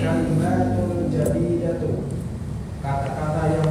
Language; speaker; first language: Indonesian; native; Indonesian